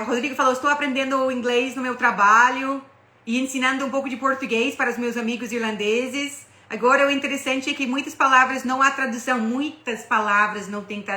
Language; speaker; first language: Portuguese; non-native, fluent; English